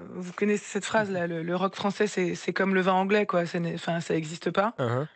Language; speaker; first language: French; native; French